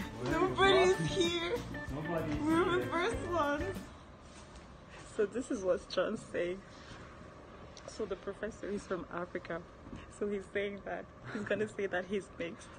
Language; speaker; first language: English; non-native, fluent; French